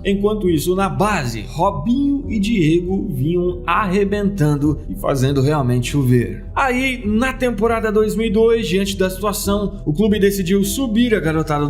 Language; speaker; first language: Portuguese; native; Portuguese